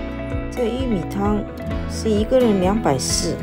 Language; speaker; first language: Chinese; native; Chinese